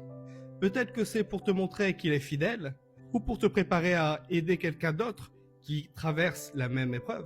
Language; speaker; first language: French; native; French